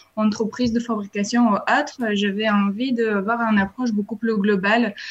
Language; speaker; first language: French; non-native, fluent; Bulgarian